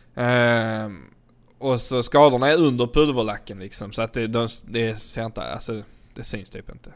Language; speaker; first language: Swedish; native; Swedish